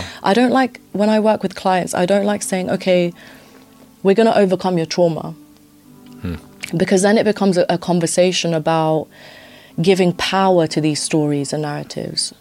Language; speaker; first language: English; early bilingual, other home language; Albanian